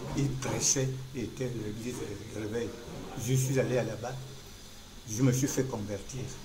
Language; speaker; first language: French; non-native, local second language; Fang